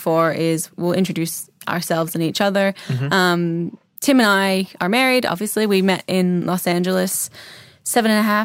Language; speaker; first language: English; native; English